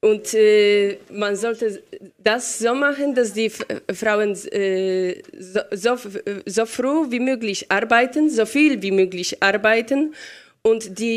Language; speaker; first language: German; non-native, fluent; Polish